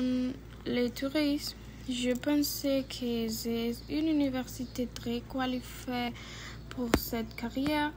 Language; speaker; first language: French; non-native, learner; Spanish